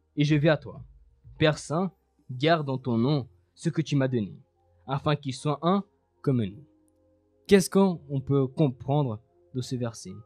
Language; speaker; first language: French; native; French